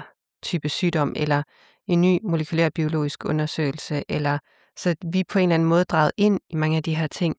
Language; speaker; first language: Danish; native; Danish